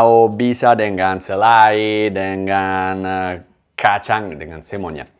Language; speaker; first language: Indonesian; non-native, learner; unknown